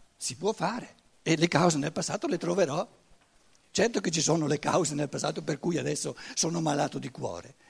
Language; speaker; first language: Italian; non-native, fluent; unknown